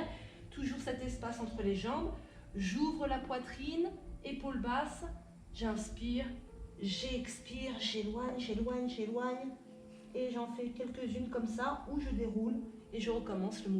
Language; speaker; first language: French; native; French